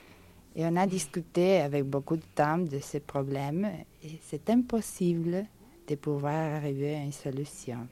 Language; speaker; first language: French; non-native, fluent; Spanish